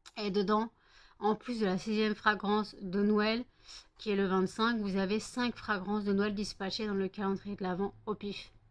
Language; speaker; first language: French; native; French